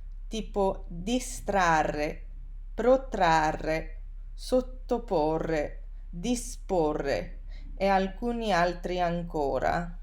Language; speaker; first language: Italian; non-native, fluent; English